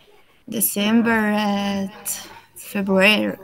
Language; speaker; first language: English; non-native, learner; Portuguese